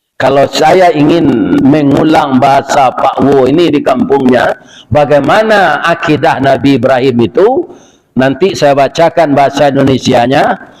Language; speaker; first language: Malay; non-native, local second language; Minangkabau